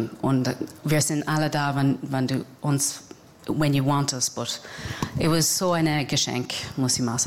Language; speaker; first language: German; non-native, fluent; English